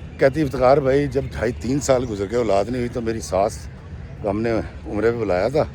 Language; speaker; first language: Urdu; non-native, local second language; Punjabi